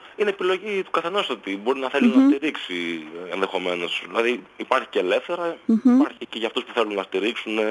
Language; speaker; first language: Greek; native; Greek